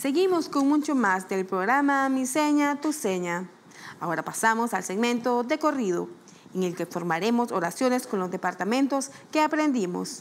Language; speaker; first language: Spanish; native; Spanish